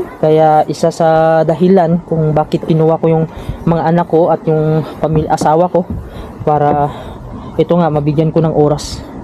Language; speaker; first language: Filipino; non-native, local second language; Cebuano